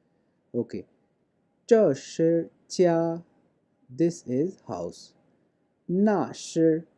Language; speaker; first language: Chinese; non-native, fluent; Urdu